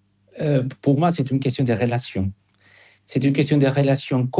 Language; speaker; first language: French; non-native, fluent; Spanish